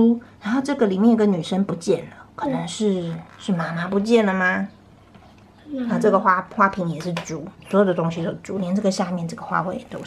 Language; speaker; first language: Chinese; native; Chinese